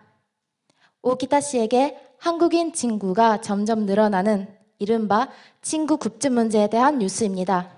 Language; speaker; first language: Korean; non-native, fluent; Japanese